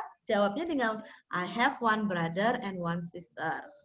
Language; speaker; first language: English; non-native, fluent; Indonesian